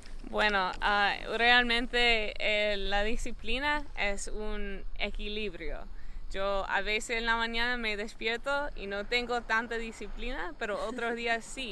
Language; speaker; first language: Spanish; non-native, fluent; English